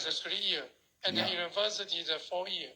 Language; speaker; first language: English; non-native, learner; Chinese